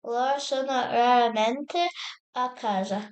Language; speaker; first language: Italian; non-native, learner; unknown